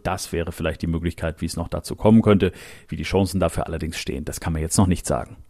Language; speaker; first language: German; native; German